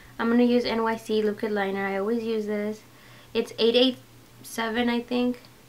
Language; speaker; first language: English; early bilingual, other home language; Spanish